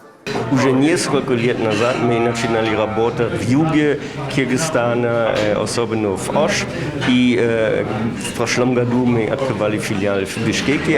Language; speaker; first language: Russian; non-native, learner; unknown